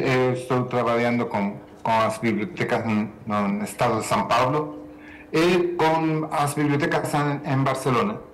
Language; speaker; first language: Portuguese; non-native, fluent; Spanish